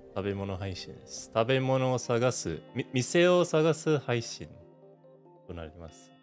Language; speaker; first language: Japanese; non-native, learner; English